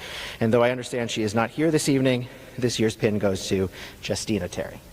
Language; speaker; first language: English; native; English